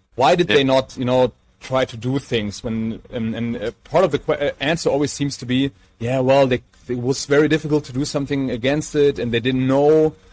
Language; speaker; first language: English; non-native, fluent; German